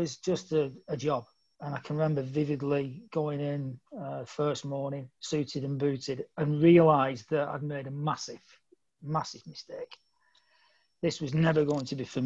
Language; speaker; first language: English; native; English